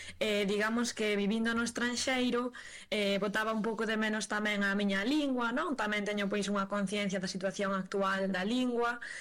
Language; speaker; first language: Galician; native; Galician